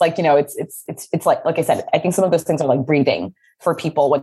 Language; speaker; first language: English; native; English